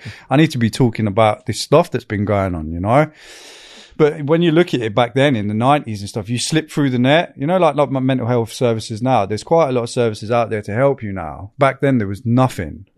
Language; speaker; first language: English; native; English